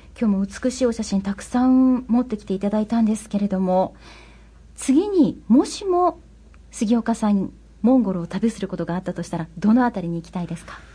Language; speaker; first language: Japanese; native; Japanese